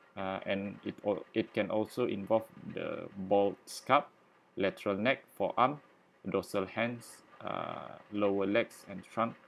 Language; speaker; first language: English; non-native, local second language; Malay